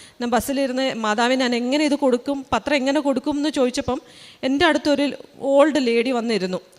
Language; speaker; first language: Malayalam; early bilingual, heritage; Malayalam